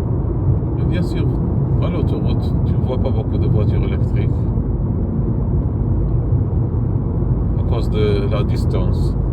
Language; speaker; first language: French; non-native, fluent; Arabic